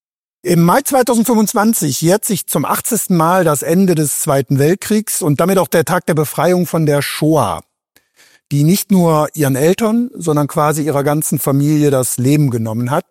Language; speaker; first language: German; native; German